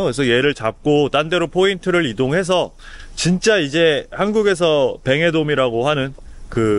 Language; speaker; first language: Korean; native; Korean